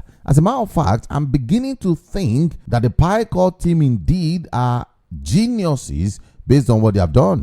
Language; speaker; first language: English; non-native, local second language; Yoruba